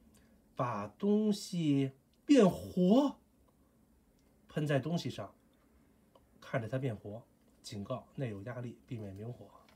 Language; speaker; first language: Chinese; native; Chinese